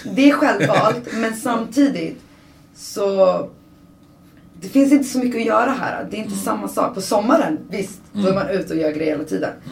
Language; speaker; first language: Swedish; early bilingual, other home language; Persian